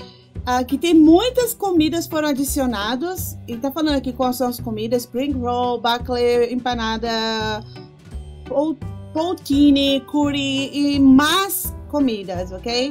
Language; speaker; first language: Portuguese; non-native, fluent; Spanish